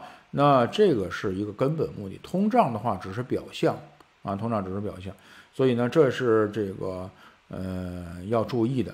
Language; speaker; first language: Chinese; native; Chinese